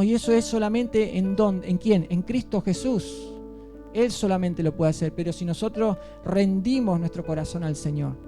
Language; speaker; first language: Spanish; native; Spanish